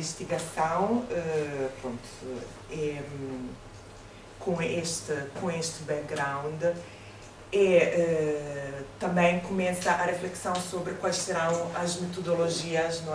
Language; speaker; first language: Portuguese; non-native, fluent; Italian